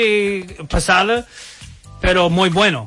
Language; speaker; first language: Spanish; non-native, learner; English